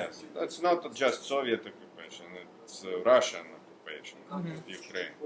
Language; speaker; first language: English; non-native, fluent; Russian